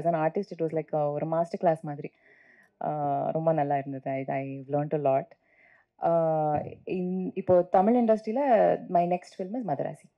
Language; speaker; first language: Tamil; non-native, learner; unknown